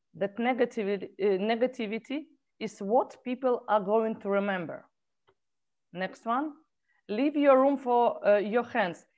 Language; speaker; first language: English; non-native, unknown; Polish